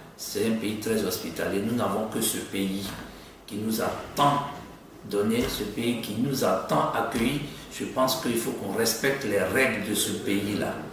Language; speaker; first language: French; native; French